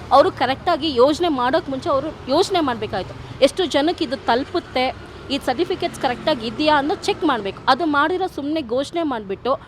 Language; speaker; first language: Kannada; native; Kannada